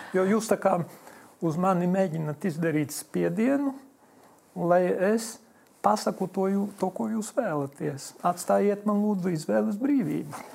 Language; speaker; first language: Latvian; non-native, local second language; Polish